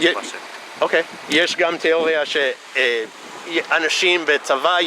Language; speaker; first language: Hebrew; non-native, fluent; English